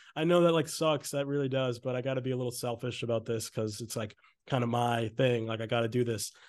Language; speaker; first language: English; native; English